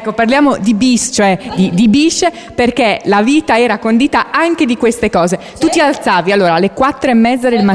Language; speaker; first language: Italian; native; Italian